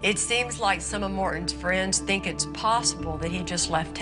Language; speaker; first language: English; native; English